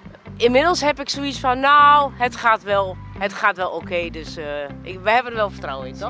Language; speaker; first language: Dutch; native; Dutch